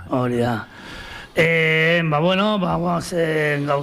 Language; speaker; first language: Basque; native; Basque